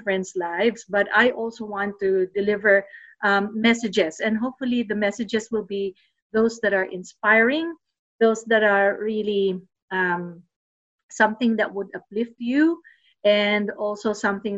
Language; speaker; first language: English; non-native, local second language; Filipino